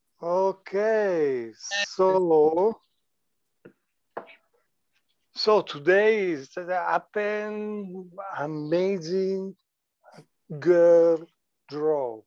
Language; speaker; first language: English; non-native, learner; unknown